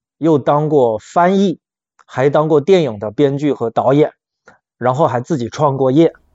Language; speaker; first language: Chinese; native; Chinese